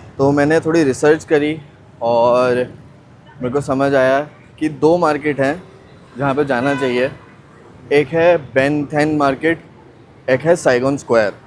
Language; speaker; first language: Hindi; native; Hindi